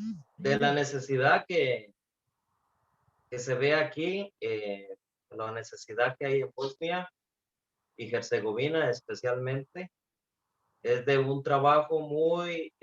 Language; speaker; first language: Spanish; non-native, fluent; Portuguese